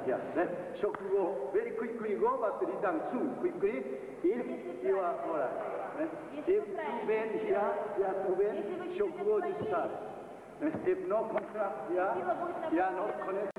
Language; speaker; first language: English; non-native, learner; Japanese